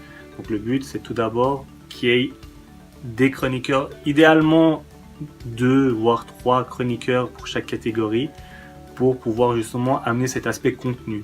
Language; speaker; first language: French; early bilingual, other home language; Persian